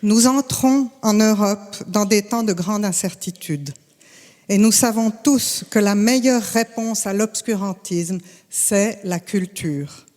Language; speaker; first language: French; native; French